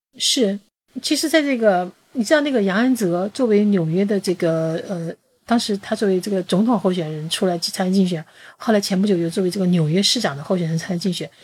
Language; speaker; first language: Chinese; native; Chinese